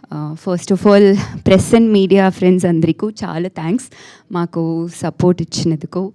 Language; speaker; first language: Telugu; non-native, learner; Tamil